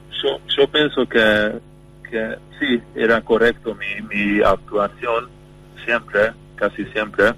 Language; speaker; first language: Spanish; non-native, fluent; Hungarian